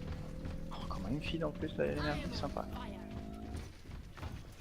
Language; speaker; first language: French; native; French